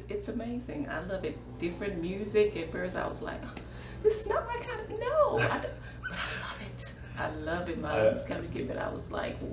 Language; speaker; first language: English; native; English